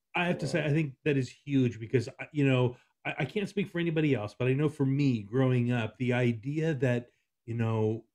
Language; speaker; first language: English; native; English